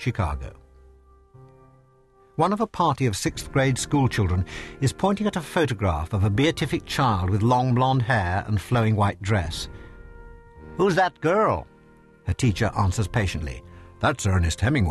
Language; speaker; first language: English; native; English